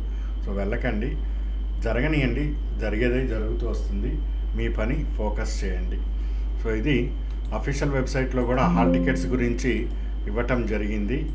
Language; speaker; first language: Telugu; native; Telugu